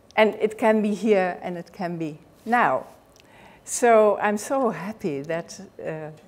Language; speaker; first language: English; non-native, fluent; Dutch